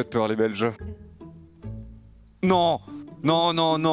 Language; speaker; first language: French; native; French